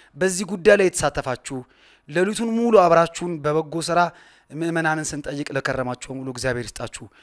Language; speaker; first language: Amharic; native; Amharic